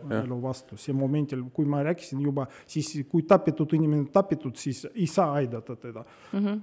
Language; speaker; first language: Estonian; non-native, local second language; Russian